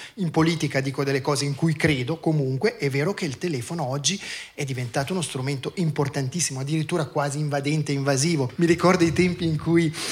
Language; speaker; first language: Italian; native; Italian